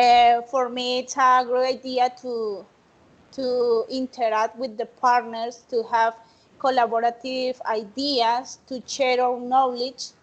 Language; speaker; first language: English; non-native, learner; Spanish